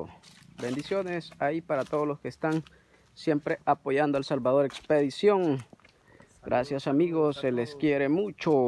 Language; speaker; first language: Spanish; native; Spanish